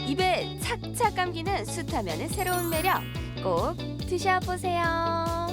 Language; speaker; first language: Korean; native; Korean